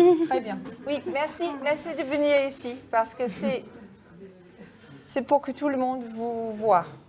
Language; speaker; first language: French; non-native, fluent; Danish